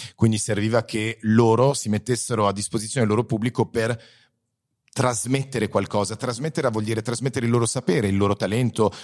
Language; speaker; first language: Italian; early bilingual, heritage; Italian